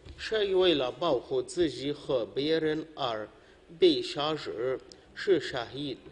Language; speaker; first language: Chinese; non-native, learner; Arabic